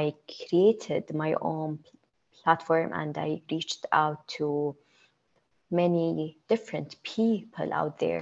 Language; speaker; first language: English; non-native, fluent; Arabic